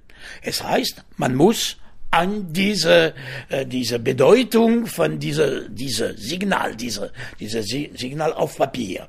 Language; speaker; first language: German; non-native, fluent; French